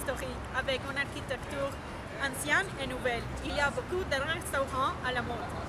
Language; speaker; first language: French; non-native, learner; Spanish